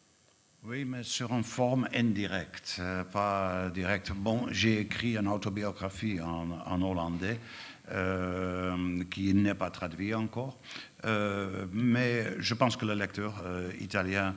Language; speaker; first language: French; non-native, fluent; Dutch